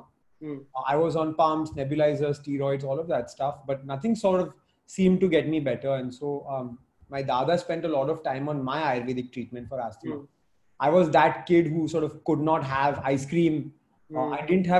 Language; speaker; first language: English; non-native, local second language; Hindi